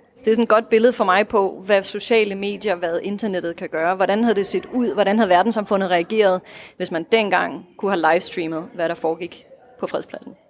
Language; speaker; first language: Danish; non-native, fluent; Russian